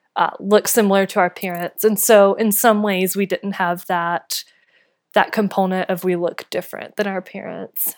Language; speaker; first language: English; native; English